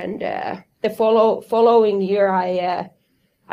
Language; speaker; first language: English; non-native, fluent; Finnish